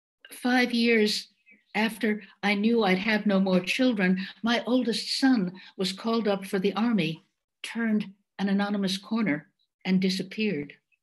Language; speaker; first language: English; native; English